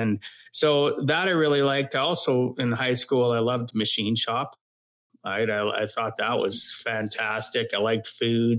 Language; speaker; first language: English; native; English